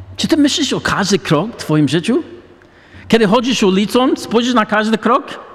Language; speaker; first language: Polish; non-native, fluent; English